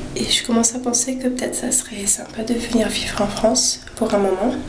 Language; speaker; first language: French; early bilingual, heritage; French